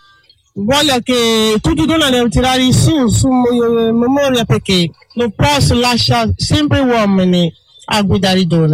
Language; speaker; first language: Italian; non-native, learner; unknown